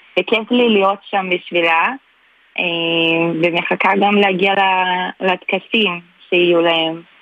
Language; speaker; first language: Hebrew; non-native, fluent; Portuguese